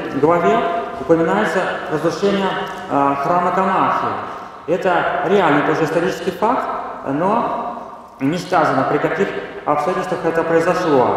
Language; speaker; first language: Russian; native; Russian